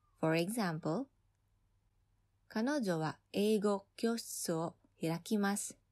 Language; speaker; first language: Japanese; non-native, fluent; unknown